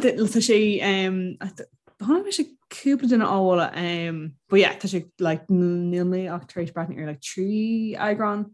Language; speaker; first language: Irish; non-native, local second language; English